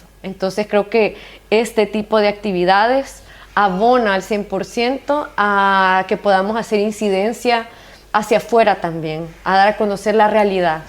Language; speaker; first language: Spanish; native; Spanish